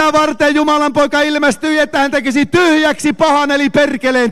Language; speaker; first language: Finnish; native; Finnish